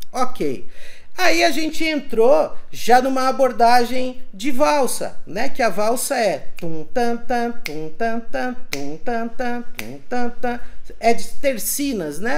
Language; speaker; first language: Portuguese; native; Portuguese